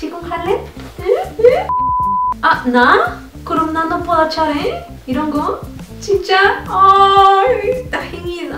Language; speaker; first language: Korean; non-native, learner; Spanish